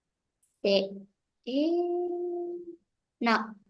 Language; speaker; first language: Japanese; non-native, learner; Indonesian